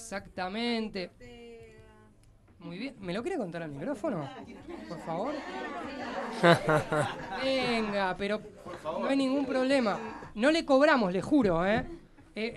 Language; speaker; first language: Spanish; native; Spanish